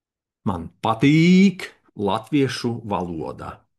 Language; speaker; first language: Latvian; non-native, learner; Russian